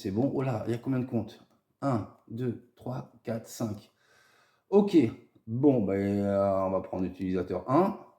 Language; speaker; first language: French; native; French